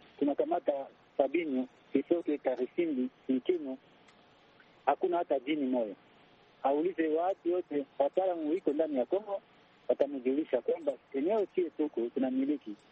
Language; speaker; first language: Swahili; non-native, local second language; Kinyarwanda